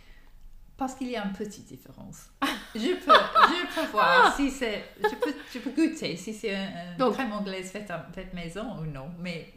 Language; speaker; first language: French; non-native, fluent; English